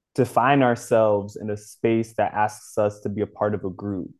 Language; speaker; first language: English; native; English